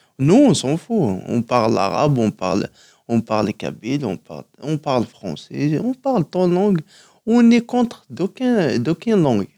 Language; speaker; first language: French; non-native, local second language; Kabyle